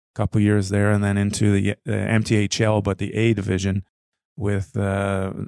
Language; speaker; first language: English; native; English